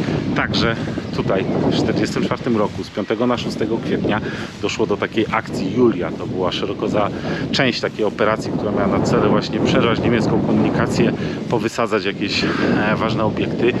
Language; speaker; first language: Polish; native; Polish